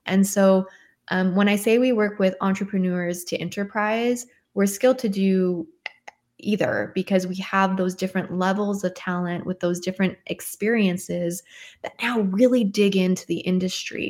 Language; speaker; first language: English; native; English